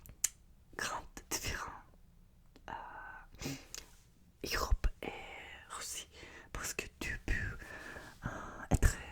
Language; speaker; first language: French; non-native, learner; Russian